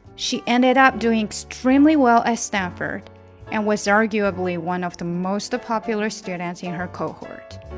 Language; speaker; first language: English; non-native, fluent; Chinese